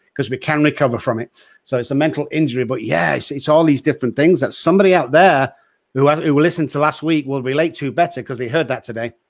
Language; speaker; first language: English; native; English